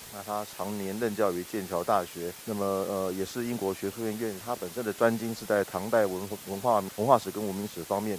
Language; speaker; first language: Chinese; native; Chinese